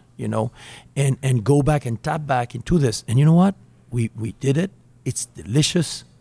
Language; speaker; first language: English; non-native, fluent; French